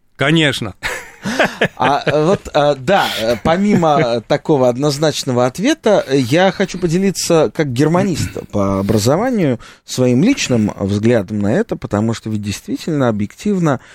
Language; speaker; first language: Russian; non-native, fluent; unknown